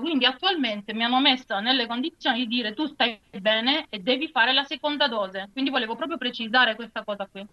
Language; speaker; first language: Italian; native; Italian